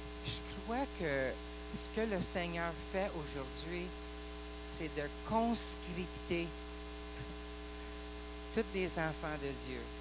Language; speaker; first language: French; non-native, local second language; English